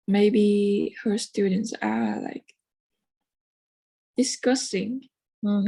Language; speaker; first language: English; non-native, learner; Vietnamese